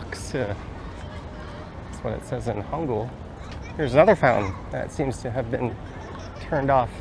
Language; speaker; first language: English; native; English